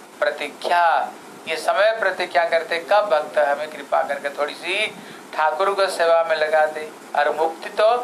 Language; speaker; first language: Hindi; non-native, local second language; Odia